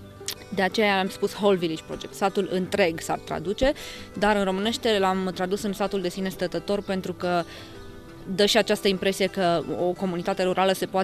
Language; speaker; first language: Romanian; native; Romanian